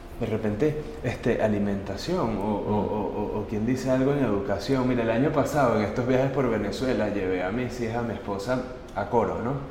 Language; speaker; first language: Spanish; native; Spanish